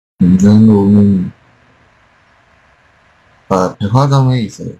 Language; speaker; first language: Korean; non-native, learner; Chinese